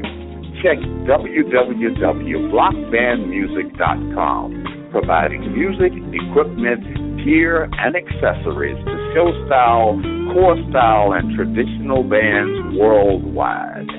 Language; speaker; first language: English; native; English